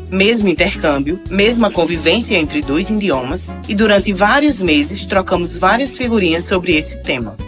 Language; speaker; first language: Portuguese; native; Portuguese